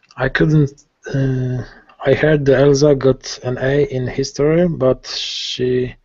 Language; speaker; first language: English; non-native, learner; Polish